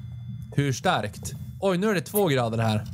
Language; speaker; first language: Swedish; native; Swedish